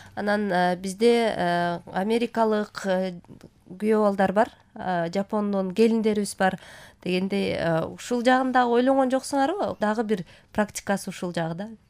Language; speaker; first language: Kyrgyz; native; Kyrgyz